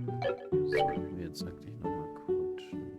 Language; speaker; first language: German; native; German